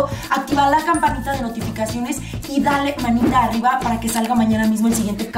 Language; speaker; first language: Spanish; native; Spanish